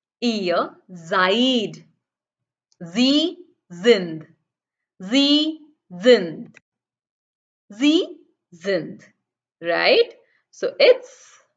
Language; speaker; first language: German; non-native, fluent; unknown